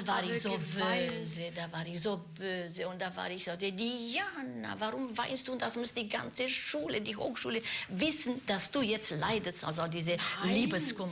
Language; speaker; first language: German; non-native, fluent; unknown